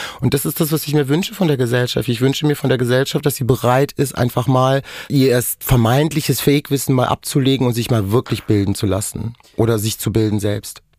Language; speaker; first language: German; non-native, local second language; Romany